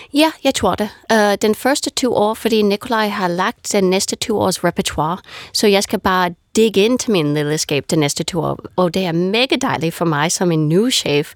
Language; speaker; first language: Danish; non-native, fluent; English